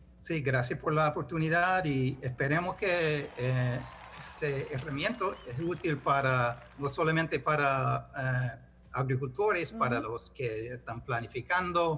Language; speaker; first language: Spanish; non-native, fluent; English